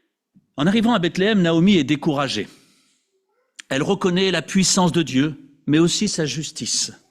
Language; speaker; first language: French; native; French